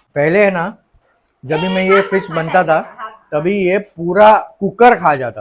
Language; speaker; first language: Hindi; non-native, local second language; Marathi